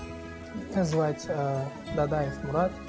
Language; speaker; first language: Russian; non-native, fluent; Uzbek